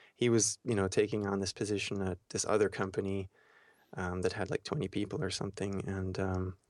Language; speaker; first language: English; early bilingual, heritage; German